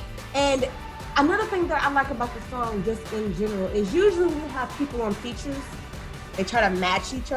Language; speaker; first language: English; native; English